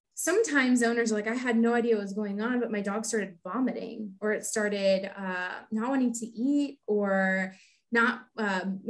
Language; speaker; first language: English; native; English